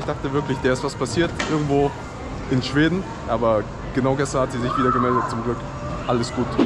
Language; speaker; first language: German; native; German